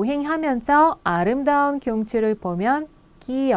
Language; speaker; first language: Korean; non-native, fluent; Russian